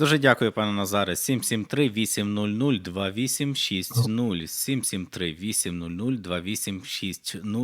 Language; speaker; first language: Ukrainian; native; Ukrainian